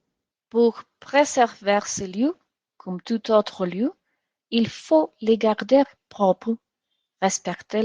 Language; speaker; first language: French; non-native, learner; Spanish